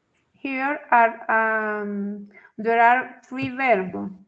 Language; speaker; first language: English; non-native, fluent; Spanish